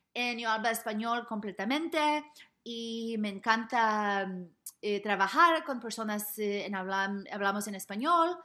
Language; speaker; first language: Spanish; non-native, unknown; English